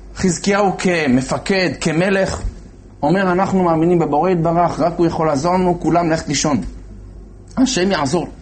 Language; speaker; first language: Hebrew; native; Hebrew